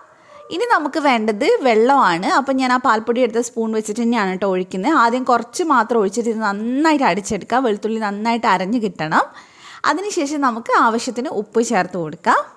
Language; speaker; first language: Malayalam; native; Malayalam